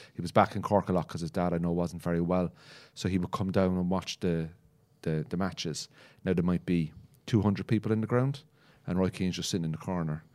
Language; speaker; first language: English; native; English